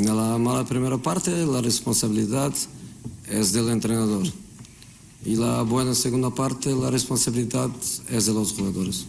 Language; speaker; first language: Spanish; non-native, fluent; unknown